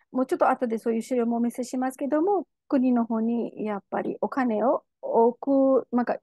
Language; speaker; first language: Japanese; non-native, fluent; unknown